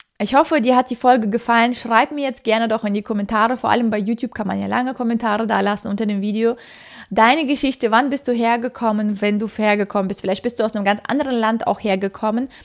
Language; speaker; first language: German; early bilingual, other home language; Russian